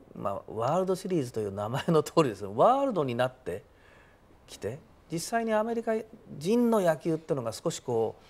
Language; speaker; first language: Japanese; native; Japanese